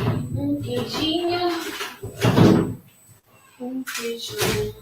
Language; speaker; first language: Portuguese; non-native, local second language; Tetum